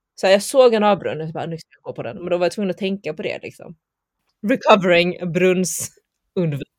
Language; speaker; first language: Swedish; early bilingual, heritage; Chinese